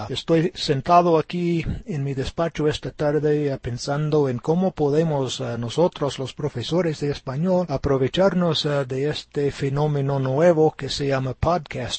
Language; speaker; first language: Spanish; non-native, fluent; English